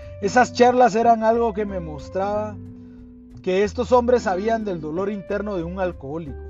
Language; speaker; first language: Spanish; native; Spanish